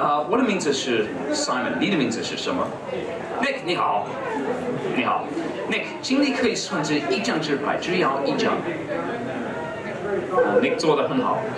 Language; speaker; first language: Chinese; non-native, learner; English